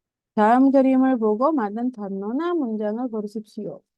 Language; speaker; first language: Korean; non-native, fluent; Indonesian